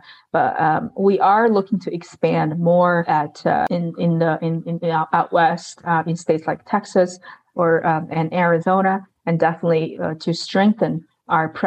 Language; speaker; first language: English; non-native, fluent; Chinese